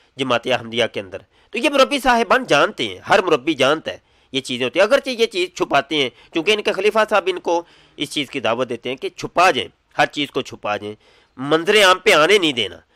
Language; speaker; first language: Urdu; non-native, local second language; Punjabi